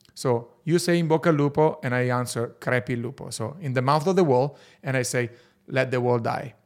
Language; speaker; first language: English; non-native, fluent; Italian